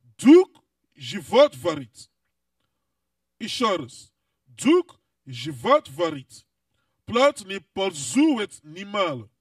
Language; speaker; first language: Russian; non-native, learner; English